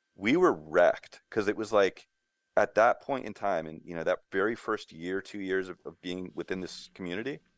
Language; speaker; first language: English; native; English